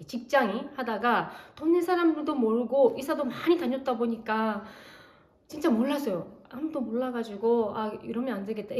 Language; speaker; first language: Korean; non-native, fluent; Japanese